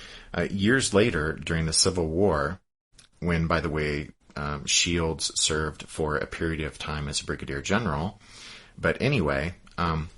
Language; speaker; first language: English; native; English